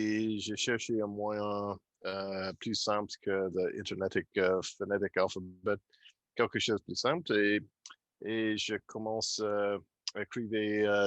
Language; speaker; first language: French; non-native, fluent; English